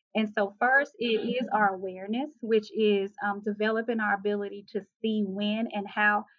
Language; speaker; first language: English; native; English